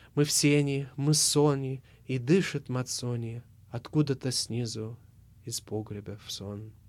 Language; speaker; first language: Russian; early bilingual, heritage; Russian